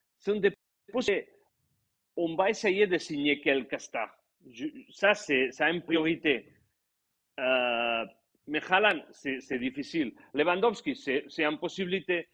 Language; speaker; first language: French; non-native, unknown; Catalan